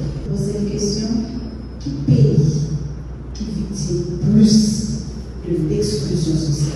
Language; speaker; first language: French; non-native, local second language; Haitian Creole